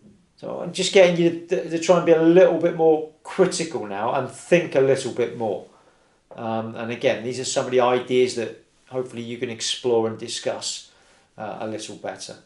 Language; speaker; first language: English; native; English